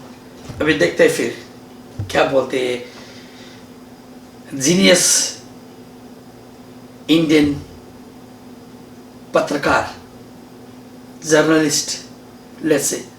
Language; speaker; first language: Hindi; non-native, learner; Nepali